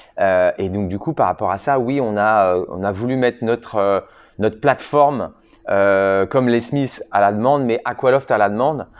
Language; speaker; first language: French; native; French